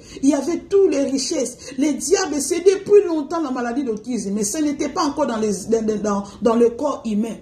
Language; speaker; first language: French; non-native, local second language; Lingala